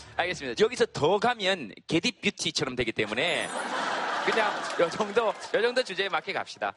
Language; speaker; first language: Korean; native; Korean